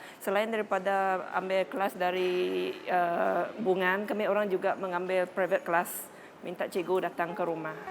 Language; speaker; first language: Malay; non-native, local second language; Iban